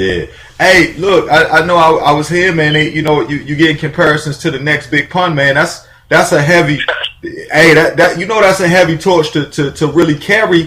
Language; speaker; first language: English; native; English